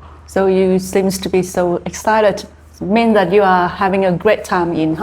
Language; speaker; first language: English; non-native, learner; Vietnamese